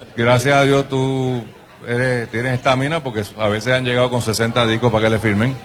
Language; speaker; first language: Spanish; native; Spanish